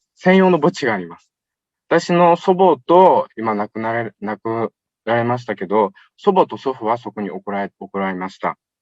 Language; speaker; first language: Japanese; non-native, fluent; Uyghur